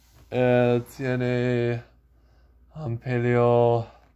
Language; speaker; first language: Spanish; non-native, learner; English